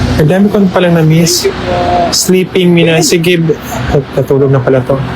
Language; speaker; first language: Filipino; non-native, local second language; Cebuano